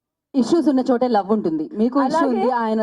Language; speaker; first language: Telugu; native; Telugu